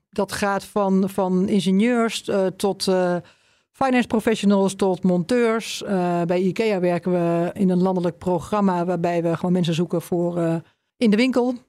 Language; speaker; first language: Dutch; native; Dutch